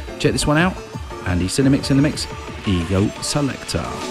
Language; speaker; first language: English; native; English